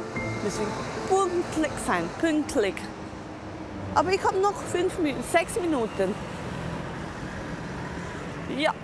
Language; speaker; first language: German; non-native, local second language; Tibetan